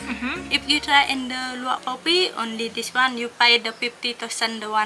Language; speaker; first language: English; non-native, learner; Indonesian